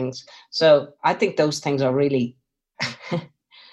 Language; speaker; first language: English; native; English